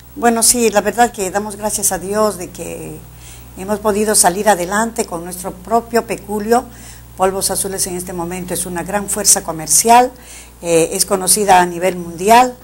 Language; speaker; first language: Spanish; native; Spanish